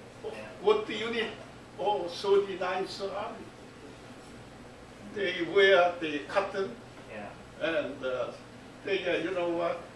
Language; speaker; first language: English; non-native, learner; Korean